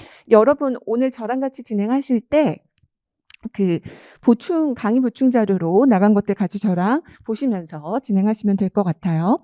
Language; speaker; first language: Korean; native; Korean